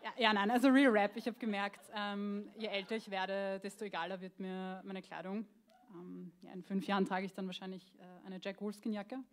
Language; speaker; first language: German; early bilingual, other home language; Croatian